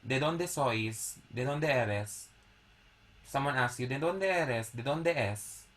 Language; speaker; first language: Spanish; non-native, fluent; Filipino